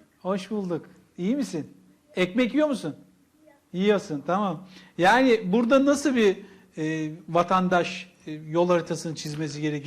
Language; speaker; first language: Turkish; native; Turkish